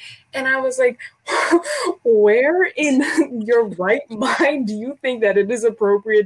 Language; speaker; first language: English; early bilingual, other home language; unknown